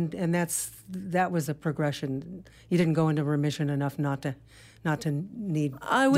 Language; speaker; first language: English; native; English